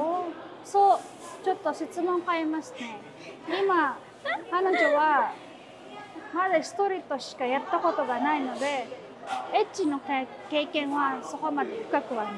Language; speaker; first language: Japanese; non-native, fluent; Filipino